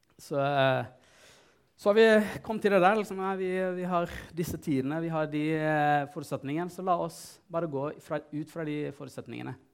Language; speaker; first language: Norwegian; non-native, fluent; Tigrinya